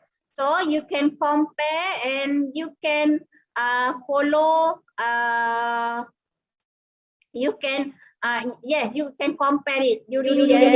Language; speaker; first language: English; non-native, local second language; Malay